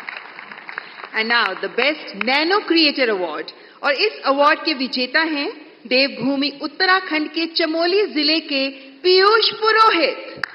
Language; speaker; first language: Hindi; native; Hindi